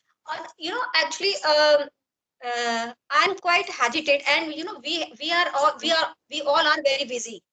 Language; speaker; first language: English; non-native, learner; Hindi